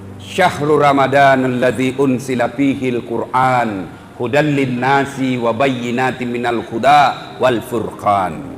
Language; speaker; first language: Indonesian; non-native, local second language; Buginese